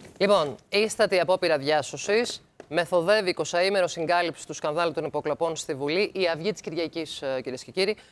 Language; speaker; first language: Greek; native; Greek